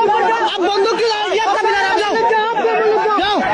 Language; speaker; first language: Hindi; non-native, learner; Bangla